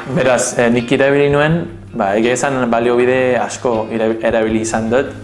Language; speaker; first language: Basque; non-native, fluent; English